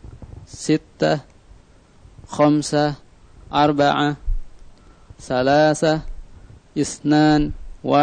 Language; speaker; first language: Arabic; non-native, learner; Indonesian